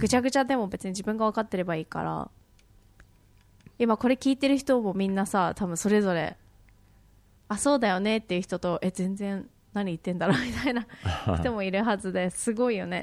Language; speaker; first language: Japanese; native; Japanese